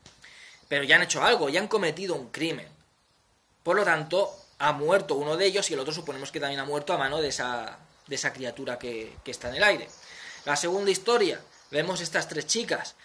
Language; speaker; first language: Spanish; native; Spanish